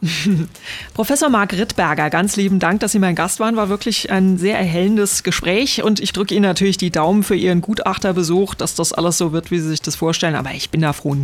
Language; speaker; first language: German; native; German